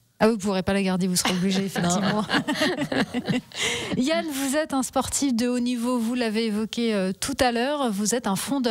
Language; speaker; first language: French; native; French